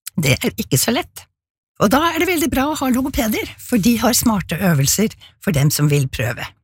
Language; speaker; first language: Norwegian; native; Norwegian